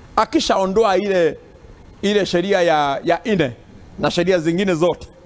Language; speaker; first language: Swahili; non-native, local second language; Gusii